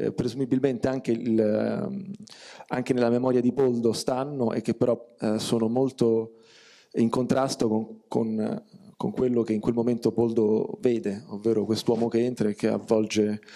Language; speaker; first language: Italian; native; Italian